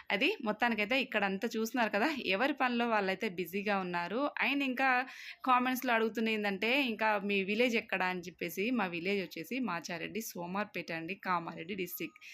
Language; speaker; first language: Telugu; non-native, local second language; Lambadi